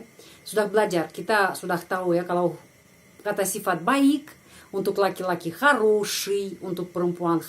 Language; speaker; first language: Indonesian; non-native, fluent; Russian